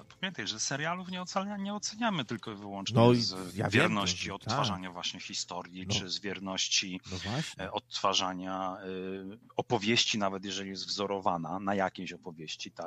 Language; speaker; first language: Polish; native; Polish